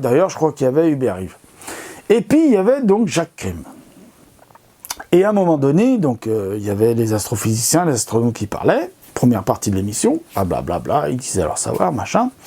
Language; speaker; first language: French; native; French